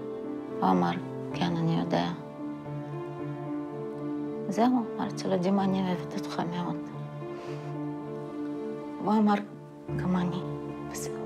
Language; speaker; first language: Hebrew; non-native, fluent; Russian